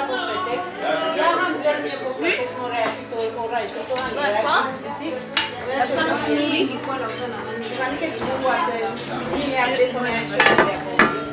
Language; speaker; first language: Norwegian; non-native, learner; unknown